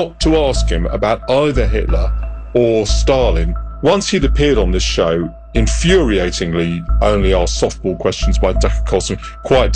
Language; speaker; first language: English; native; English